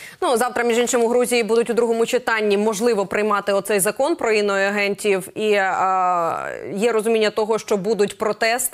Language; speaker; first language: Ukrainian; native; Ukrainian